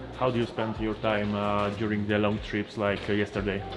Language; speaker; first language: English; non-native, learner; Polish